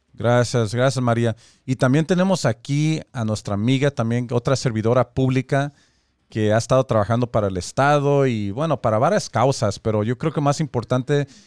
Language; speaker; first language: Spanish; early bilingual, heritage; Spanish